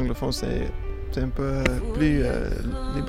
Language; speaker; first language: French; non-native, learner; Afrikaans